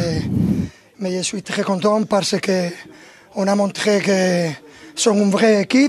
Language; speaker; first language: French; non-native, learner; Spanish